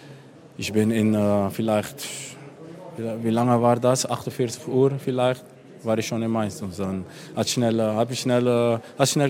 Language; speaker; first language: German; non-native, fluent; Dutch